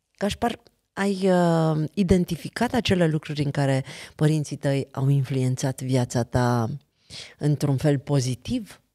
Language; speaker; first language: Romanian; native; Romanian